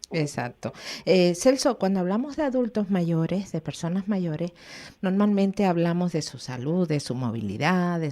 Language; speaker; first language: Spanish; native; Spanish